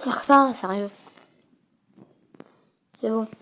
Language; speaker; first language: French; native; French